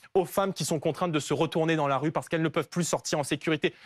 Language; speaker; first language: French; native; French